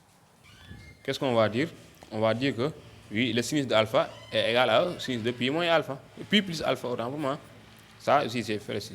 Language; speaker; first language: French; non-native, local second language; Wolof